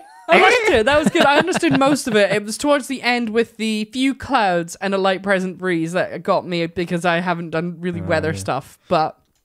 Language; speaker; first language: English; native; English